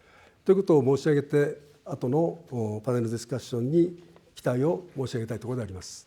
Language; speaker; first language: Japanese; native; Japanese